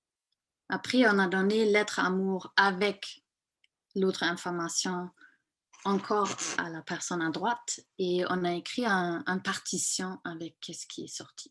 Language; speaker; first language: French; non-native, fluent; German